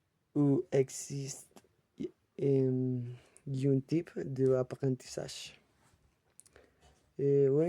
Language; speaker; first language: French; non-native, learner; Spanish